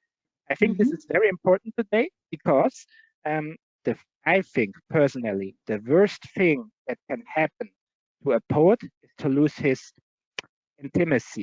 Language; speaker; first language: English; non-native, fluent; German